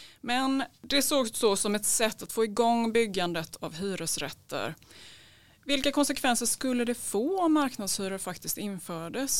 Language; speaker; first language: Swedish; native; Swedish